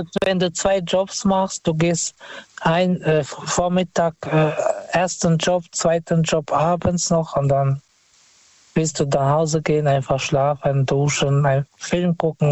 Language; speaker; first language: German; non-native, fluent; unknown